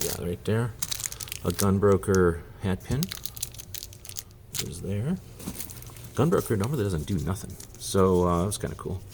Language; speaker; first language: English; native; English